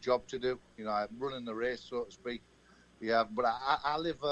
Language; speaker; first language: English; native; English